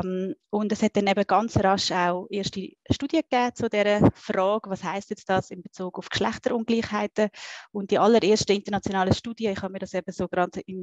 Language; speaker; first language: German; native; German